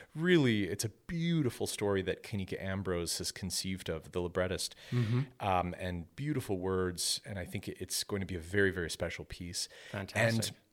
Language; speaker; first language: English; native; English